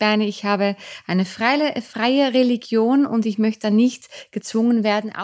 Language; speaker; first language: German; native; German